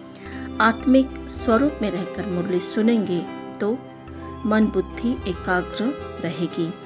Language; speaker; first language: Hindi; native; Hindi